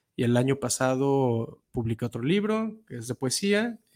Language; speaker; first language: Spanish; native; Spanish